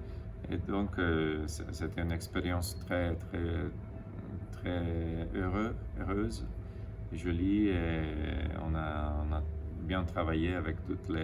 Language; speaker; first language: French; non-native, fluent; Italian